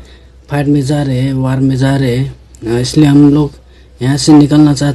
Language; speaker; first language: Hindi; non-native, learner; Nepali